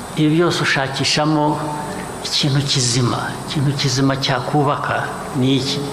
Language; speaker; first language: Kinyarwanda; early bilingual, heritage; Kinyarwanda